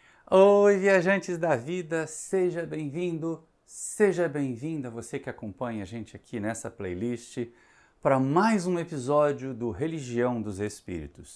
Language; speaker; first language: Portuguese; native; Portuguese